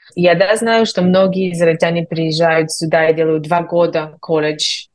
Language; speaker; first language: Russian; early bilingual, heritage; Russian